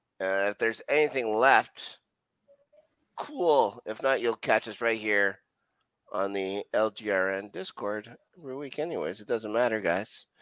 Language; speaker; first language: English; native; English